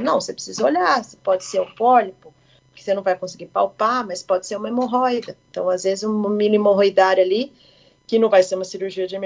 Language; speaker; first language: Portuguese; native; Portuguese